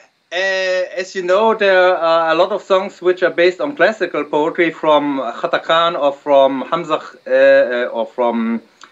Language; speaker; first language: English; non-native, fluent; German